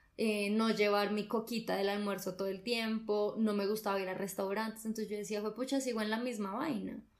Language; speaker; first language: Spanish; native; Spanish